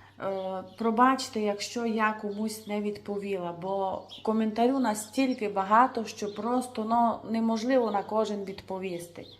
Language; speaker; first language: Ukrainian; native; Ukrainian